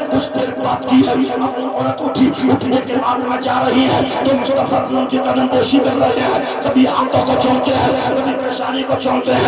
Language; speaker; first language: Urdu; native; Urdu